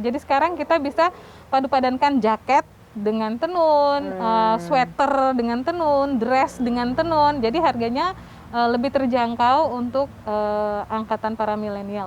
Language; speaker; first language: Indonesian; native; Indonesian